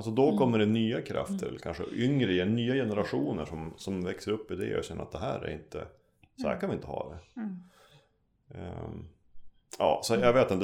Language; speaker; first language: Swedish; native; Swedish